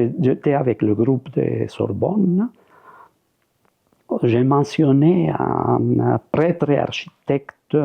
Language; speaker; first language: French; non-native, fluent; Spanish